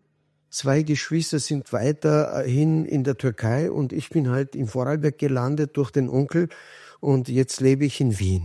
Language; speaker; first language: German; non-native, fluent; Kurdish